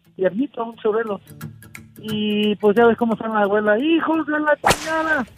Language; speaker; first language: Spanish; native; Spanish